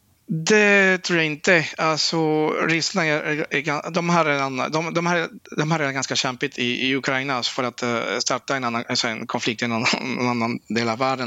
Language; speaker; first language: Swedish; non-native, fluent; Spanish